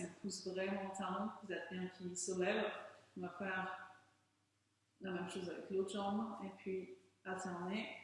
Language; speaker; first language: French; native; French